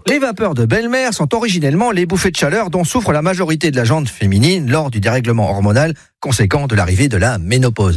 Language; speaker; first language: French; native; French